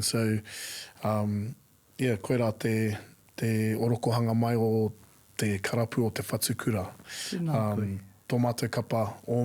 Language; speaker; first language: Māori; non-native, local second language; English